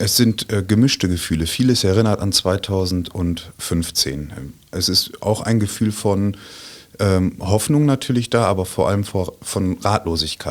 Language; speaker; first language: German; native; German